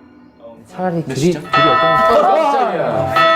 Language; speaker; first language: Korean; native; Korean